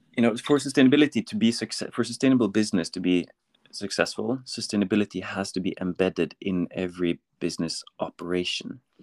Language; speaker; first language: English; non-native, fluent; Norwegian